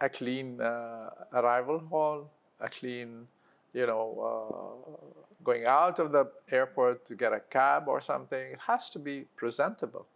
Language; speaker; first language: English; non-native, local second language; Arabic